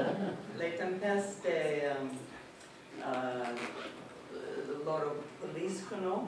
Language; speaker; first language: Italian; non-native, learner; English